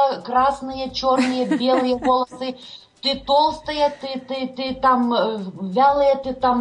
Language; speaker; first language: Russian; non-native, fluent; Lithuanian